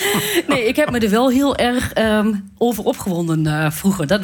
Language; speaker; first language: Dutch; native; Dutch